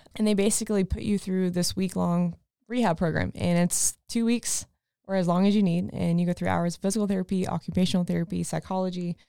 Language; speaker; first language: English; native; English